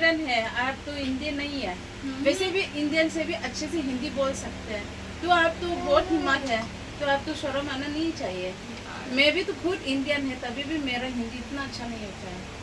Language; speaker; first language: Hindi; non-native, local second language; Assamese